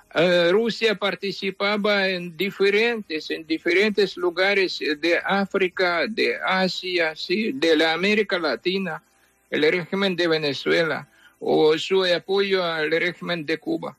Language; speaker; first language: Spanish; non-native, fluent; Ukrainian